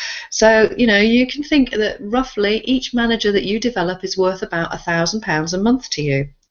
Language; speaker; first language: English; native; English